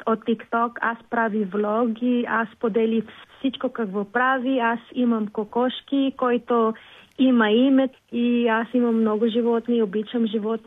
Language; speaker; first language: Bulgarian; non-native, learner; Filipino